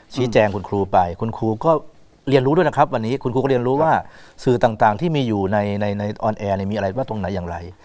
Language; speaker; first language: Thai; native; Thai